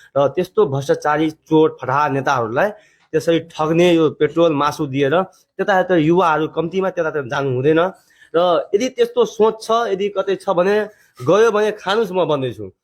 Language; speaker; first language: Nepali; non-native, local second language; Maithili